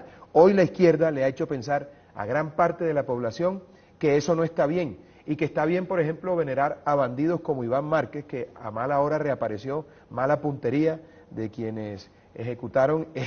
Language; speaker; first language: Spanish; native; Spanish